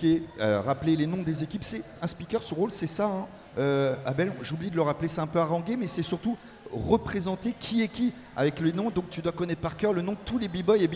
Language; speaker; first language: French; native; French